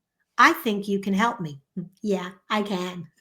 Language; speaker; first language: English; native; English